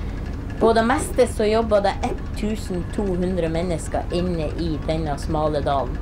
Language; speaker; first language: Norwegian; native; Norwegian